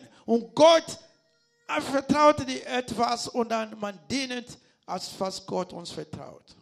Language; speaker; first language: German; non-native, learner; Lingala